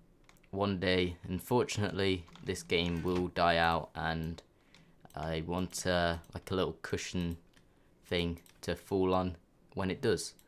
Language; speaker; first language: English; native; English